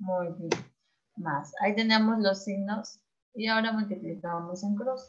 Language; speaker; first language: Spanish; native; Spanish